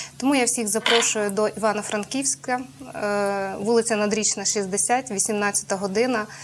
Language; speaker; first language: Ukrainian; native; Ukrainian